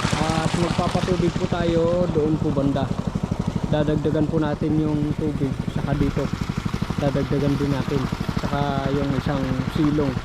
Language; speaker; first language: Filipino; non-native, local second language; Iloko